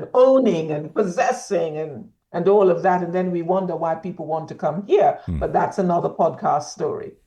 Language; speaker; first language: English; native; English